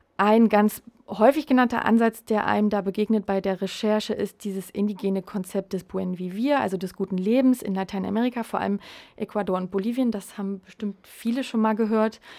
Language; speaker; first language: German; native; German